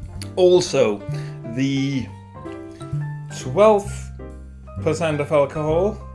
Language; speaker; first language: English; non-native, fluent; Danish